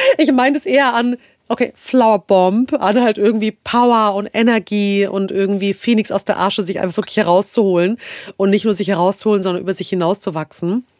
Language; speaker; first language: German; early bilingual, other home language; Kurdish